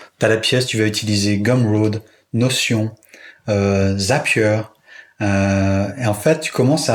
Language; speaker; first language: French; native; French